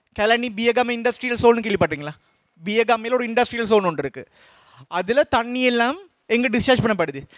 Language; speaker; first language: Tamil; non-native, local second language; Sinhala